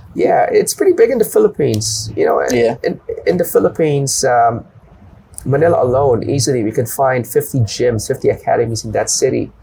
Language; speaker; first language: English; non-native, local second language; Filipino